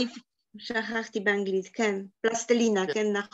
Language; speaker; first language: Hebrew; non-native, learner; Polish